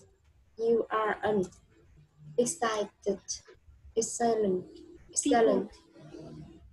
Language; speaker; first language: English; non-native, fluent; Vietnamese